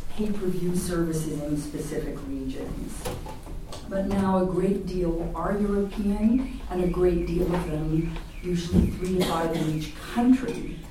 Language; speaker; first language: English; native; English